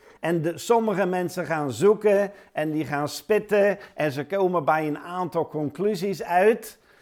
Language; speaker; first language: Dutch; native; Dutch